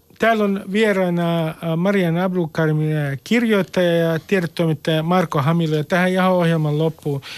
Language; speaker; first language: Finnish; native; Finnish